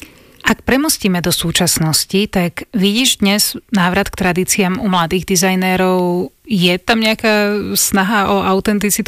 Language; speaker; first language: Slovak; native; Slovak